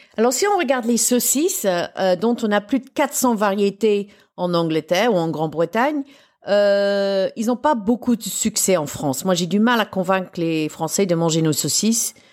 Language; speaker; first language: French; non-native, fluent; English